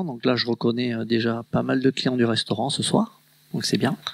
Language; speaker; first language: French; native; French